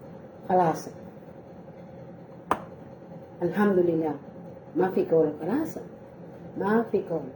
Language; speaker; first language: Arabic; non-native, learner; Filipino